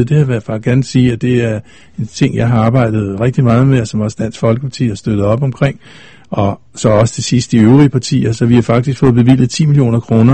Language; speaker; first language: Danish; native; Danish